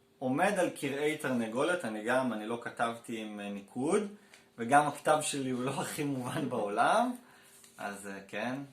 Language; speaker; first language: Hebrew; native; Hebrew